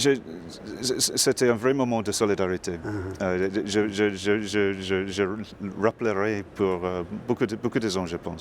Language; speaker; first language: French; non-native, fluent; English